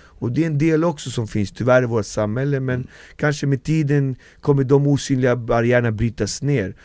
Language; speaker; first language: Swedish; native; Swedish